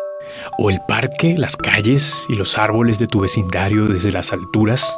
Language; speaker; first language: Spanish; native; Spanish